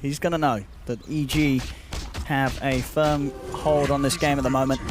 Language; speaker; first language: English; native; English